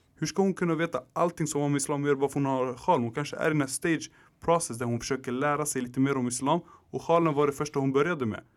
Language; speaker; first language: Swedish; early bilingual, other home language; Arabic